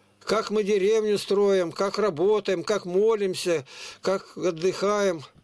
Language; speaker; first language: Russian; native; Russian